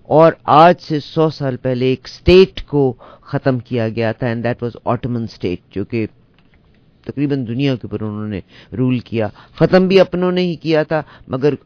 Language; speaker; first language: Urdu; native; Urdu